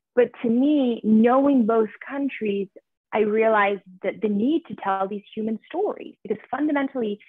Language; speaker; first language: English; early bilingual, other home language; Persian